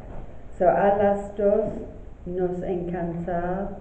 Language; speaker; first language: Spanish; non-native, learner; English